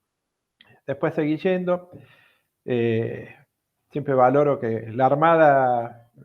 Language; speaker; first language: Spanish; native; Spanish